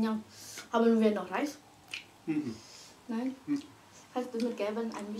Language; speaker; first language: German; non-native, learner; Indonesian